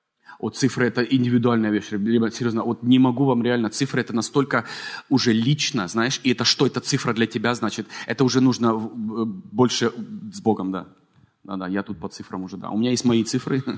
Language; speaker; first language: Russian; native; Russian